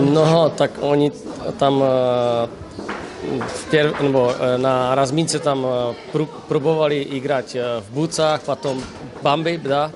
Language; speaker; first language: Russian; non-native, learner; Slovak